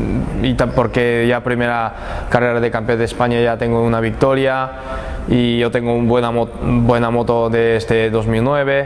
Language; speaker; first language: Spanish; non-native, learner; Japanese